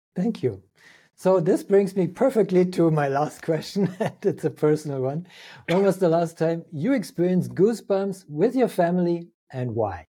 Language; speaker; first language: English; non-native, fluent; German